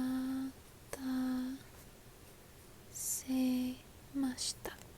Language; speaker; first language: Japanese; non-native, learner; English